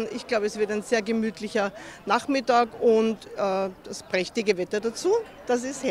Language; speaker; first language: German; native; German